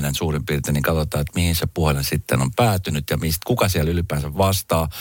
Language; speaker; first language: Finnish; early bilingual, other home language; Spanish